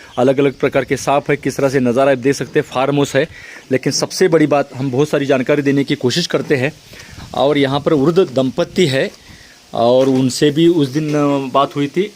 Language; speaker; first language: Hindi; non-native, local second language; Marathi